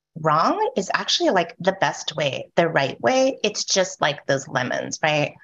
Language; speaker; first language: English; native; English